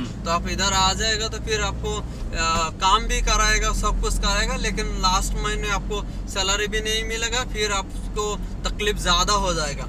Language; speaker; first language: Hindi; non-native, fluent; Bangla